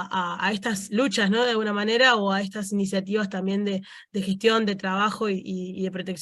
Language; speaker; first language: Spanish; native; Spanish